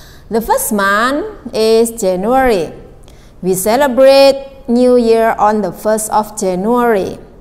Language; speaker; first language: English; non-native, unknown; Javanese